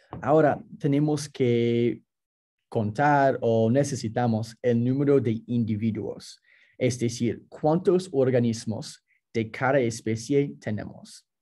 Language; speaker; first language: Spanish; non-native, fluent; English